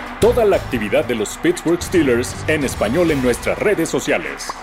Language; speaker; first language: Spanish; native; Spanish